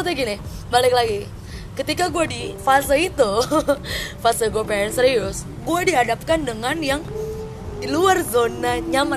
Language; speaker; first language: Indonesian; native; Indonesian